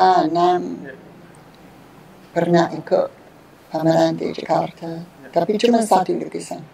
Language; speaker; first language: Indonesian; non-native, fluent; English